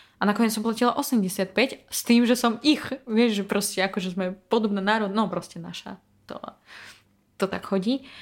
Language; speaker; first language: Slovak; non-native, fluent; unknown